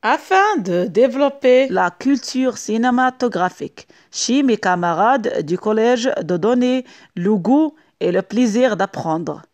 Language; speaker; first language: French; non-native, local second language; Arabic